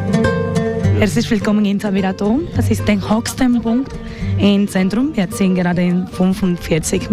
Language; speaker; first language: German; non-native, learner; Spanish